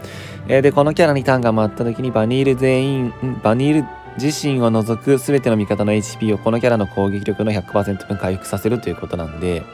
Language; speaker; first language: Japanese; native; Japanese